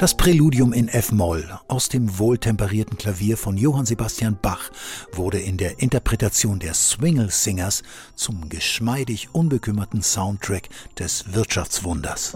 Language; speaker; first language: German; native; German